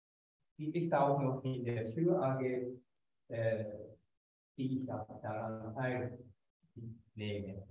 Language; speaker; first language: German; non-native, fluent; Japanese